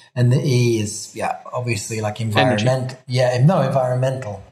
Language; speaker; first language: English; native; English